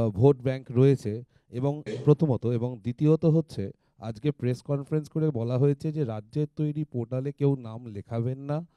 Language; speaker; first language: Bangla; native; Bangla